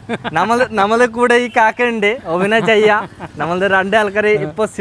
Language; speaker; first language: Malayalam; non-native, learner; Bangla